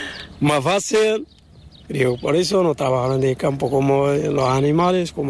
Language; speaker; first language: Spanish; non-native, learner; Arabic